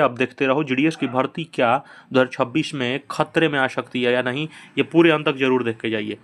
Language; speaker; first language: Hindi; native; Hindi